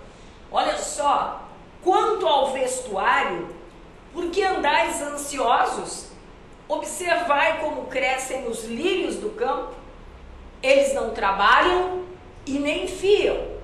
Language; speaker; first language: Portuguese; native; Portuguese